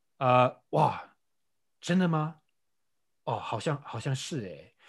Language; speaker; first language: Chinese; non-native, fluent; German